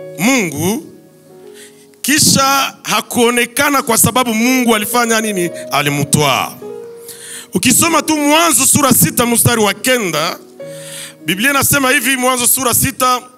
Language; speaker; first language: Swahili; native; Swahili